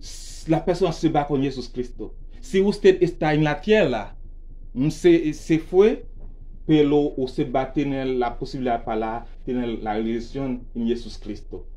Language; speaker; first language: Spanish; non-native, learner; Haitian Creole